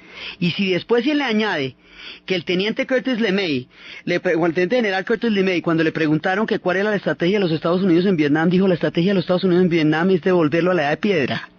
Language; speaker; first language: Spanish; native; Spanish